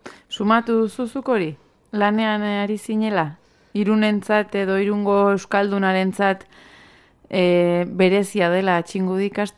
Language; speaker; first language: Basque; native; Basque